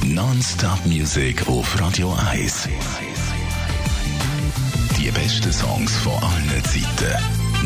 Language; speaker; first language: German; native; German